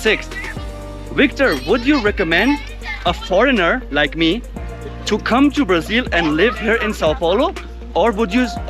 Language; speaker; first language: English; non-native, fluent; Hindi